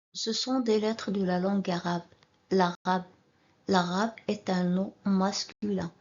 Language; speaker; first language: French; non-native, local second language; Arabic